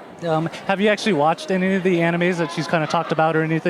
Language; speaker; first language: English; native; English